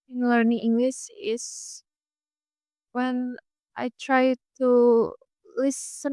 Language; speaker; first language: English; non-native, fluent; Indonesian